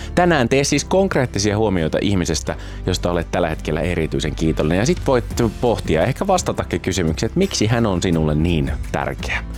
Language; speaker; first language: Finnish; native; Finnish